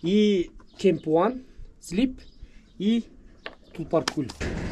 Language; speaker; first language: Russian; non-native, local second language; Kyrgyz